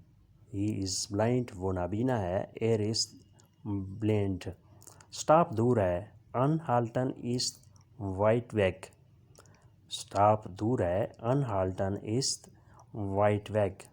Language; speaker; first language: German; non-native, learner; Urdu